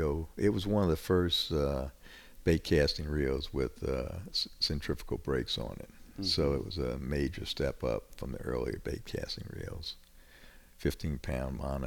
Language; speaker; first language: English; native; English